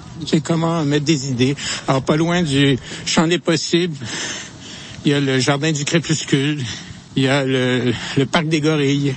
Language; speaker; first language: French; native; French